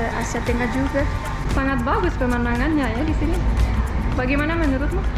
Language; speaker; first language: Indonesian; non-native, fluent; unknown